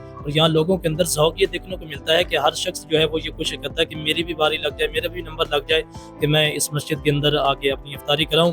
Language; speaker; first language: Urdu; native; Urdu